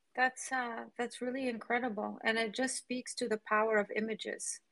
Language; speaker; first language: English; non-native, fluent; Spanish